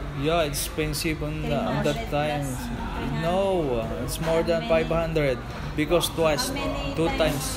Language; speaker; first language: English; non-native, local second language; Filipino